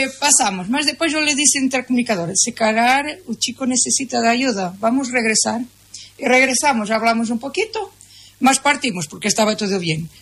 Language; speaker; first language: Spanish; non-native, learner; Portuguese